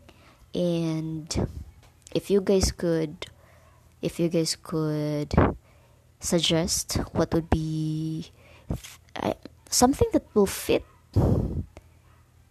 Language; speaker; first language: English; non-native, local second language; Cebuano